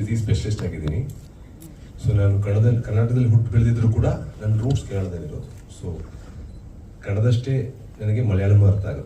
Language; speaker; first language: Kannada; non-native, local second language; Malayalam